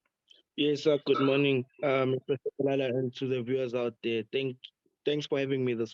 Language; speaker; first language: English; non-native, local second language; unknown